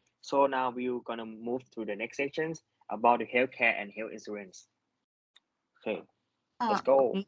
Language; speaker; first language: English; non-native, learner; Thai